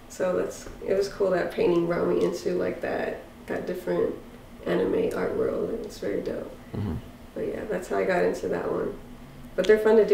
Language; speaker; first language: English; native; English